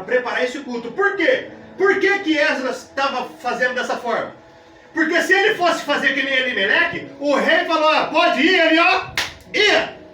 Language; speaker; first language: Portuguese; native; Portuguese